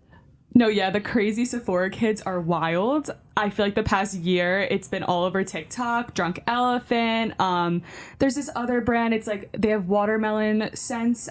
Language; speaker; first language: English; native; English